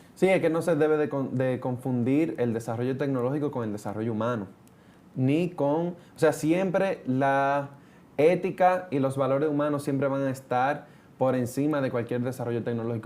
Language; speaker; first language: Spanish; native; Spanish